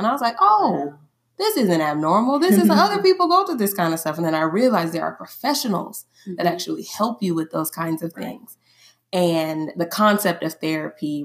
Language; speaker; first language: English; native; English